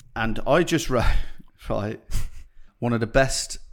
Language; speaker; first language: English; native; English